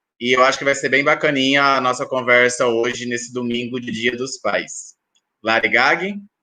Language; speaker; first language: Portuguese; native; Portuguese